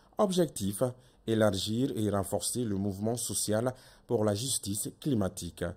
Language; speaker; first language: French; non-native, local second language; Bambara